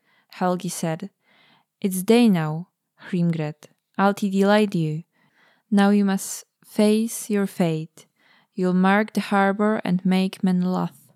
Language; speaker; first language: English; non-native, fluent; Polish